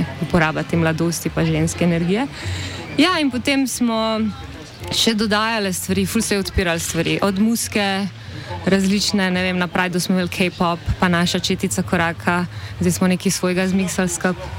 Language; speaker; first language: Slovenian; native; Slovenian